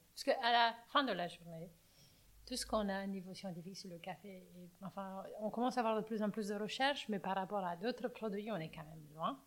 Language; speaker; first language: French; non-native, fluent; Romanian